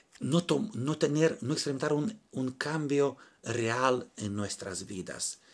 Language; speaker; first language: Spanish; non-native, fluent; Romanian